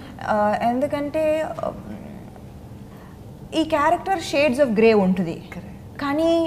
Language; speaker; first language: Telugu; non-native, fluent; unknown